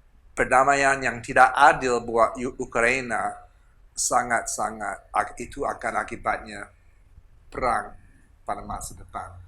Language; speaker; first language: Indonesian; non-native, fluent; English